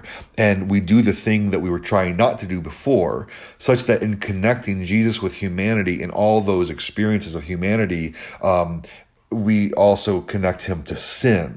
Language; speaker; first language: English; native; English